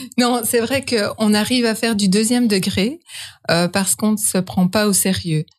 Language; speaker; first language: French; native; French